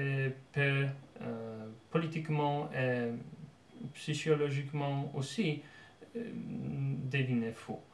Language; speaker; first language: French; non-native, fluent; Polish